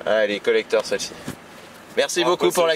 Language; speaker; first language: French; native; French